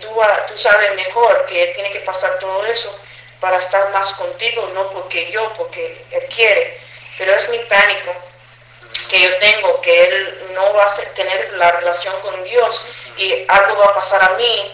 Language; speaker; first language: Spanish; early bilingual, heritage; English